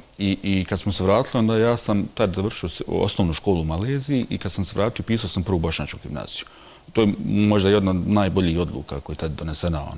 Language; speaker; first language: Bosnian; early bilingual, heritage; Bosnian